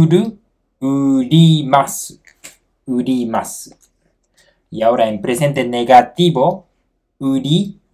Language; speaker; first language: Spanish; non-native, fluent; Japanese